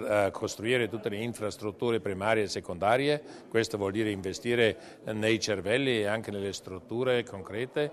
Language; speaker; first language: Italian; non-native, local second language; German